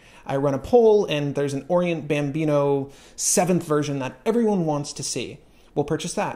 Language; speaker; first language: English; native; English